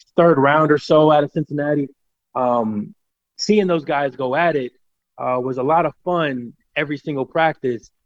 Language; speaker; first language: English; native; English